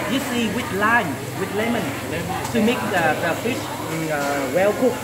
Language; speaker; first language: English; non-native, fluent; Vietnamese